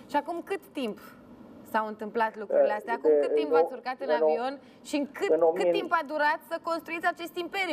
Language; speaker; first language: Romanian; native; Romanian